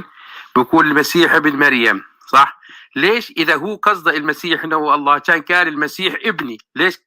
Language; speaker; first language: Arabic; native; Arabic